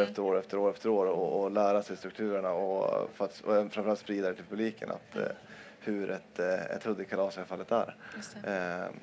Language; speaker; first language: Swedish; native; Swedish